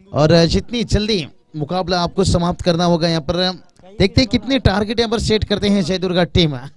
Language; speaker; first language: Hindi; non-native, local second language; Marathi